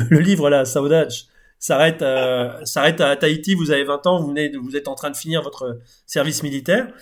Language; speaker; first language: French; native; French